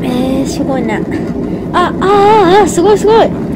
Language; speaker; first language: Japanese; early bilingual, heritage; Japanese